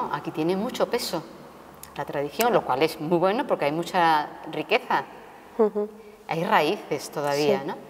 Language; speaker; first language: Spanish; native; Spanish